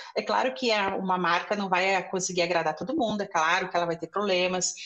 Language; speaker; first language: Portuguese; native; Portuguese